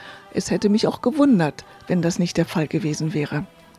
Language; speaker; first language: German; native; German